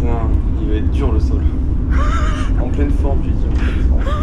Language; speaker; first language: French; native; French